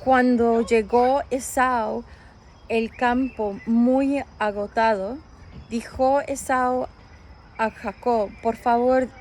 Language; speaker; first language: Spanish; early bilingual, other home language; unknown